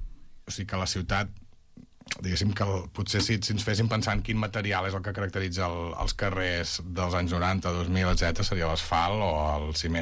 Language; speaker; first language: Catalan; native; Catalan